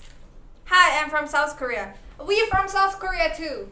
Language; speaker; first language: English; non-native, learner; Korean